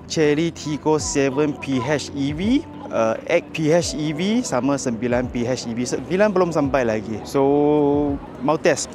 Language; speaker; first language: Malay; non-native, local second language; Chinese